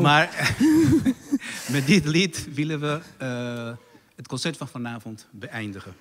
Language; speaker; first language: Dutch; non-native, fluent; Spanish